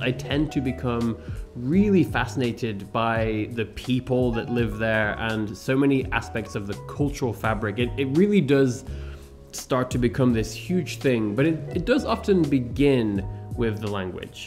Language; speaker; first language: English; native; English